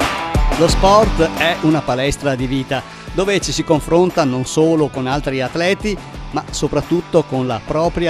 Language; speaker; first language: Italian; native; Italian